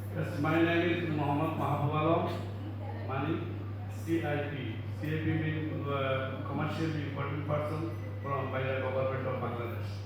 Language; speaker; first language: English; non-native, learner; Bangla